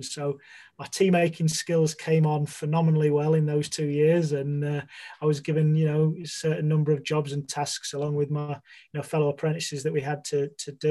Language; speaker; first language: English; native; English